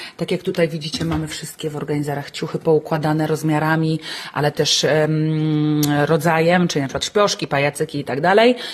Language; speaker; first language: Polish; native; Polish